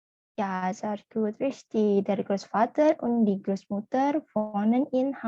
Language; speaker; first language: German; non-native, fluent; Indonesian